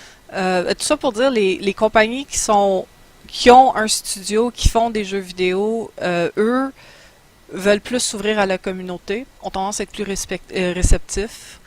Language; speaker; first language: French; native; French